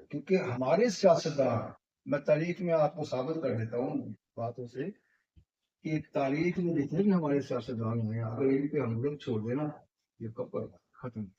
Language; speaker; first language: Urdu; non-native, local second language; Punjabi